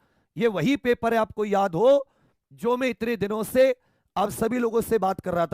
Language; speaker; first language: Hindi; native; Hindi